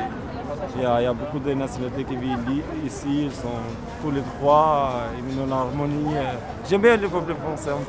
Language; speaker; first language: French; non-native, fluent; Albanian